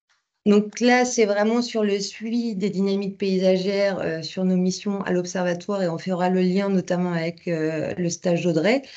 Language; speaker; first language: French; native; French